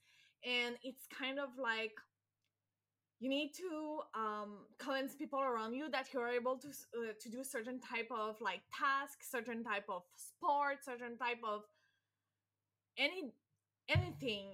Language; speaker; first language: English; non-native, fluent; French